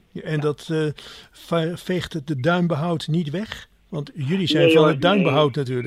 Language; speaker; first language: Dutch; native; Dutch